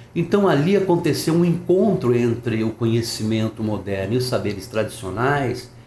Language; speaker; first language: Portuguese; native; Portuguese